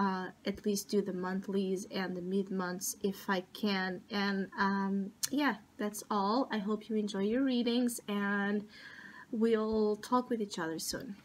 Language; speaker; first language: English; non-native, fluent; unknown